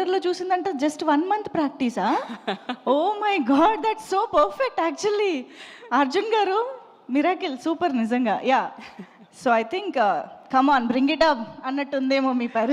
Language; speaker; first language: Telugu; native; Telugu